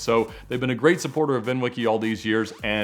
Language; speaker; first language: English; native; English